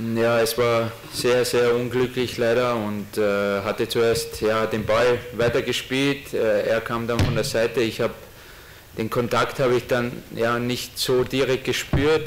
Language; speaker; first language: German; native; German